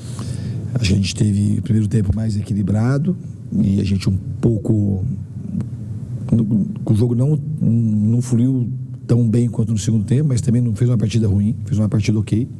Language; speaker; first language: Portuguese; native; Portuguese